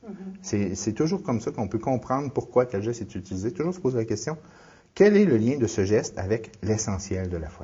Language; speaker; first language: French; native; French